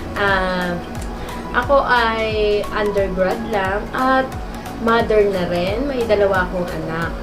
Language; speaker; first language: Filipino; non-native, local second language; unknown